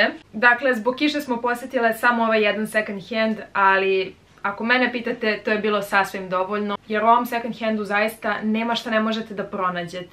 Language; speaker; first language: Serbian; native; Serbian